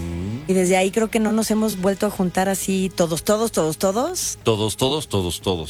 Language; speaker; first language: Spanish; native; Spanish